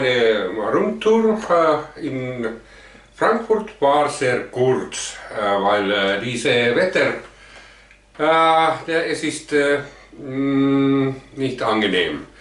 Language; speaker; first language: German; non-native, learner; Finnish